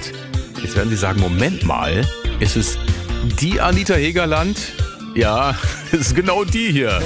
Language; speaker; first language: German; native; German